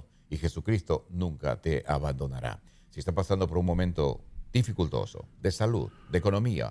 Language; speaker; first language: Spanish; native; Spanish